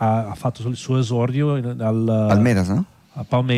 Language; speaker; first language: Italian; non-native, fluent; Portuguese